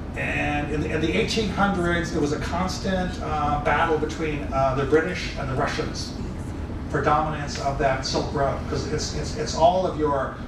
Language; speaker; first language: English; native; English